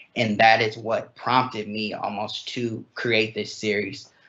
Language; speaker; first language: English; native; English